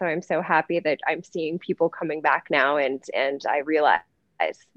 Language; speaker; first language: English; native; English